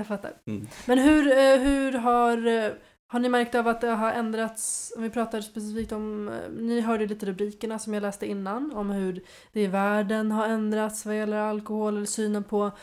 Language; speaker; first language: Swedish; native; Swedish